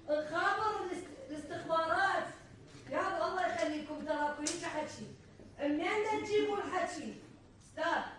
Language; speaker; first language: Arabic; native; Arabic